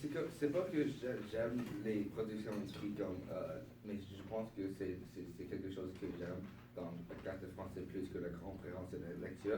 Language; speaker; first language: French; non-native, local second language; English